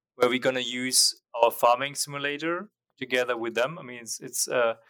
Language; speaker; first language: English; non-native, fluent; German